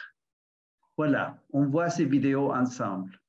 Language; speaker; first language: French; non-native, fluent; Spanish